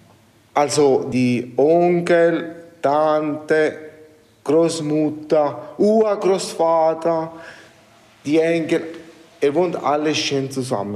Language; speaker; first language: German; non-native, learner; Italian